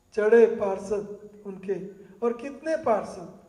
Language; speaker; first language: Hindi; non-native, fluent; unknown